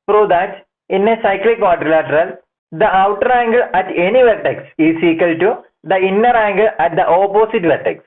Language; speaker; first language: English; non-native, local second language; Malayalam